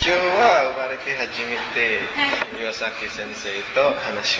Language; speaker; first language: Japanese; non-native, learner; Cebuano